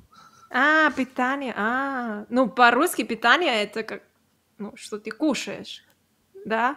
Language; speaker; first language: Russian; non-native, learner; Catalan